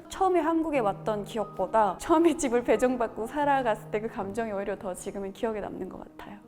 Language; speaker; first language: Korean; native; Korean